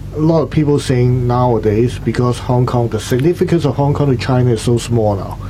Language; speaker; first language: English; non-native, local second language; Cantonese